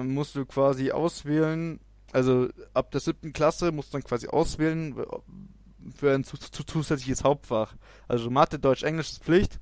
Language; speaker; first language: German; native; German